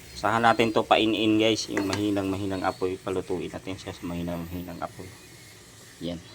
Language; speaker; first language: Filipino; non-native, local second language; Cebuano